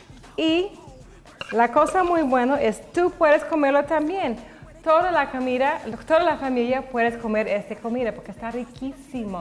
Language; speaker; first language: Spanish; non-native, learner; English